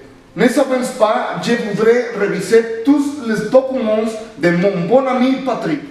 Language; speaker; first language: French; non-native, learner; Spanish